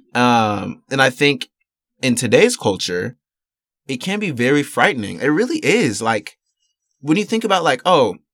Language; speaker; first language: English; early bilingual, other home language; Yoruba